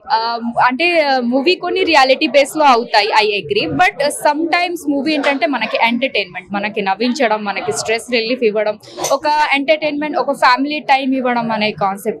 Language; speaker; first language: Telugu; non-native, fluent; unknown